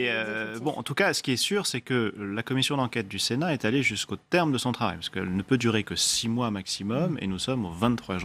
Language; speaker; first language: French; native; French